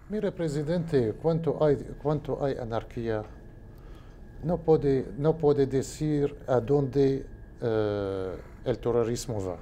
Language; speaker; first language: Portuguese; non-native, learner; Spanish